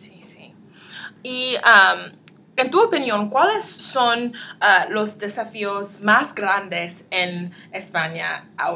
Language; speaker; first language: Spanish; non-native, learner; English